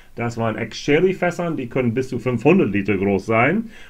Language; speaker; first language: German; non-native, fluent; English